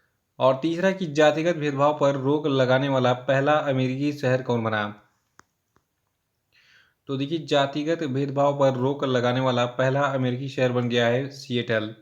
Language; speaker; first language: Hindi; native; Hindi